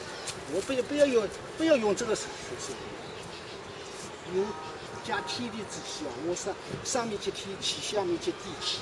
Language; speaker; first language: Chinese; native; Chinese